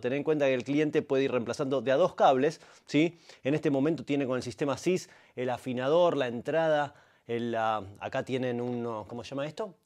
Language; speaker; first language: Spanish; native; Spanish